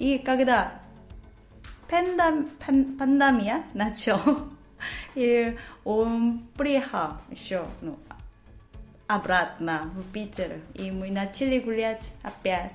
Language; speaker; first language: Russian; non-native, learner; Korean